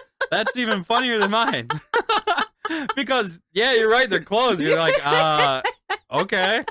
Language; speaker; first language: English; native; English